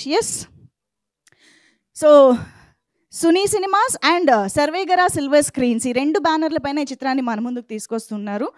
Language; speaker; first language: Telugu; native; Telugu